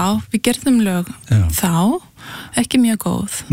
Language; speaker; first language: Icelandic; early bilingual, heritage; Icelandic